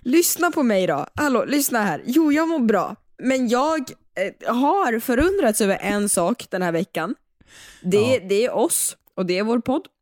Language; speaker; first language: Swedish; native; Swedish